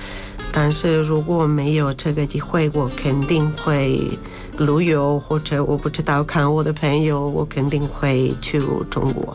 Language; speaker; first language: Chinese; non-native, learner; Spanish